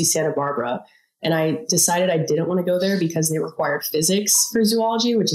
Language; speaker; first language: English; native; English